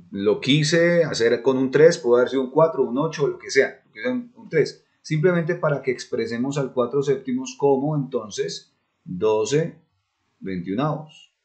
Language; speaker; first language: Spanish; native; Spanish